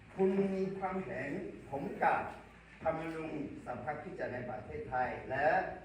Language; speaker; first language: Thai; non-native, local second language; Akha